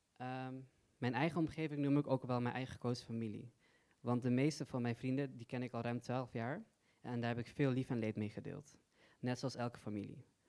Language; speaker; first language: Dutch; early bilingual, other home language; Persian